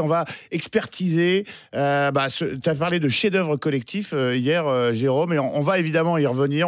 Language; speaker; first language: French; native; French